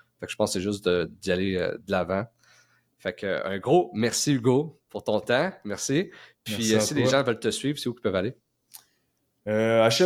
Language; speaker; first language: French; native; French